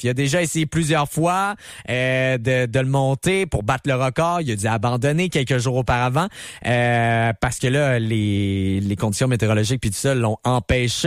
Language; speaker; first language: French; native; French